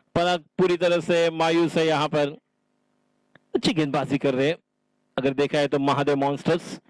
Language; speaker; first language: Hindi; non-native, local second language; Marathi